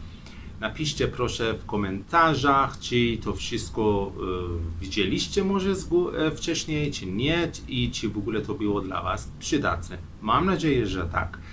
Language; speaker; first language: Polish; non-native, fluent; Persian